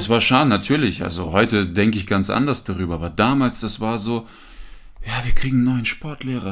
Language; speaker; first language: German; native; German